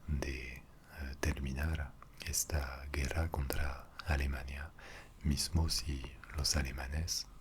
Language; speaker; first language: Spanish; non-native, fluent; French